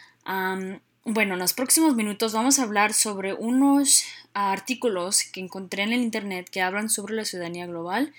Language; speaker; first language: Spanish; early bilingual, heritage; Spanish